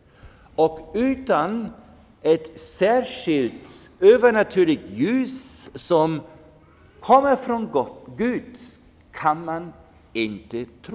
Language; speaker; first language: Swedish; non-native, fluent; German